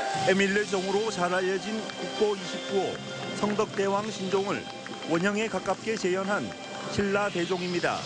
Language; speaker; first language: Korean; native; Korean